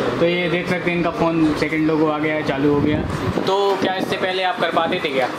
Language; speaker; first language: Hindi; native; Hindi